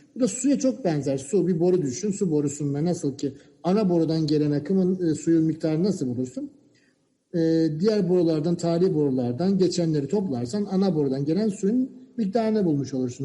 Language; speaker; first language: Turkish; native; Turkish